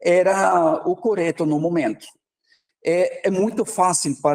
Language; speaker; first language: Portuguese; non-native, fluent; Norwegian